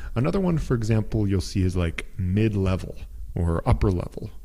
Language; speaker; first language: English; native; English